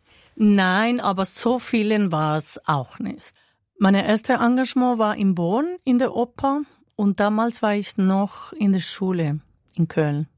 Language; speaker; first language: German; non-native, fluent; Spanish